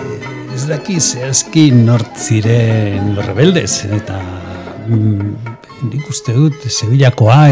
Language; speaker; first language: Basque; non-native, local second language; Spanish